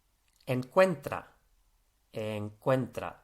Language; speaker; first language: Spanish; non-native, fluent; English